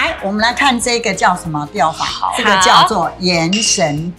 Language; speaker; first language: Chinese; native; Chinese